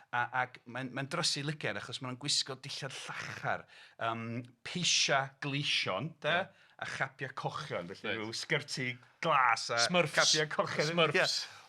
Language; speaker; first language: Welsh; native; Welsh